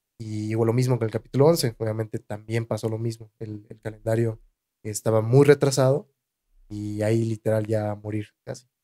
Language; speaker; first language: Spanish; native; Spanish